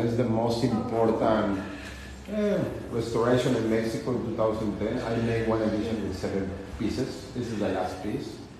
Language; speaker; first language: English; non-native, learner; Spanish